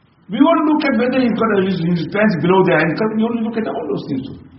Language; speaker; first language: English; native; English